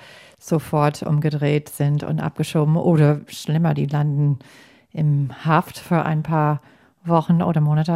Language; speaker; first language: German; non-native, fluent; English